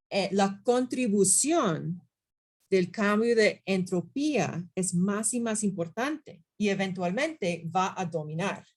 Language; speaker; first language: Spanish; non-native, fluent; English